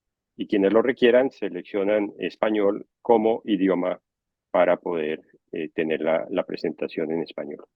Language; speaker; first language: Spanish; native; Spanish